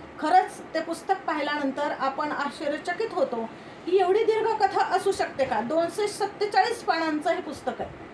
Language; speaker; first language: Marathi; native; Marathi